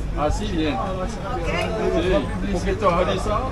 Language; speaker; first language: Spanish; non-native, learner; Arabic